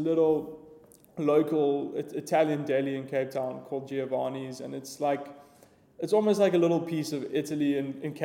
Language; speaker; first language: English; native; English